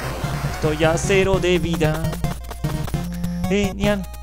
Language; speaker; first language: Spanish; native; Spanish